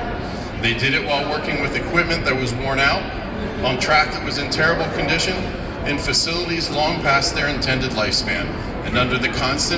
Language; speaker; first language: English; native; English